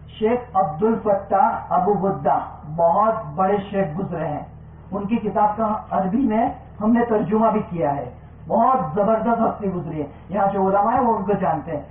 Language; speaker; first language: Urdu; non-native, local second language; Gujarati